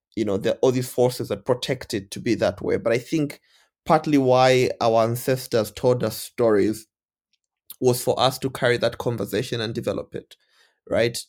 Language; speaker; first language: English; non-native, local second language; Bemba